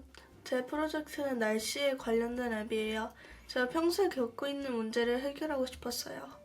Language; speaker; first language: Korean; early bilingual, heritage; Korean